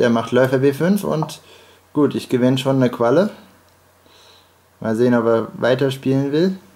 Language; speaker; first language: German; native; German